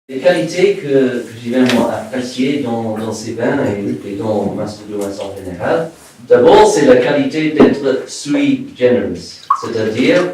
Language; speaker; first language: French; non-native, fluent; English